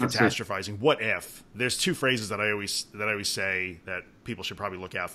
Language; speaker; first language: English; native; English